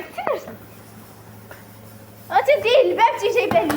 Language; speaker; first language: Arabic; native; Arabic